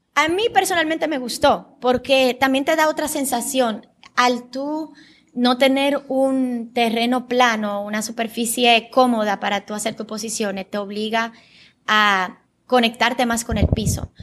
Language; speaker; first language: Spanish; early bilingual, other home language; Bulgarian